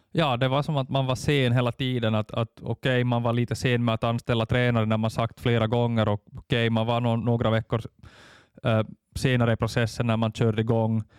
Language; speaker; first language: Swedish; native; Swedish